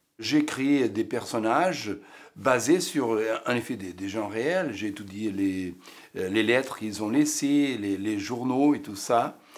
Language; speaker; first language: French; non-native, fluent; Portuguese